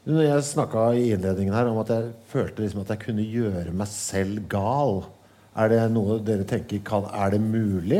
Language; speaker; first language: Norwegian; native; Norwegian